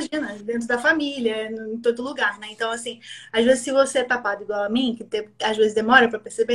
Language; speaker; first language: Portuguese; native; Portuguese